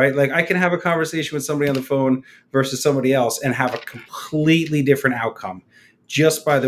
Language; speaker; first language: English; native; English